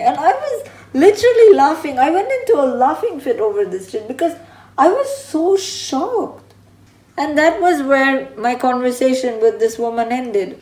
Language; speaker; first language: English; early bilingual, heritage; English